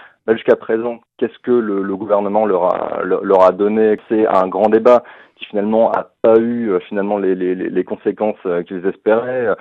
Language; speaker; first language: French; native; French